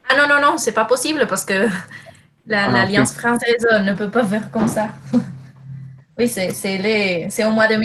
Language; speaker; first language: French; non-native, fluent; Spanish